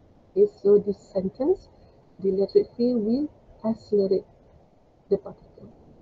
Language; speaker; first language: English; non-native, local second language; Malay